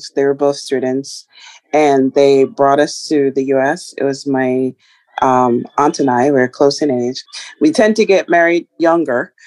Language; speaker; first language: English; early bilingual, other home language; Ibibio